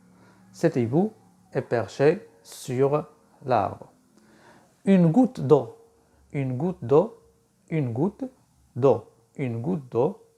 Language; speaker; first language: French; non-native, local second language; Arabic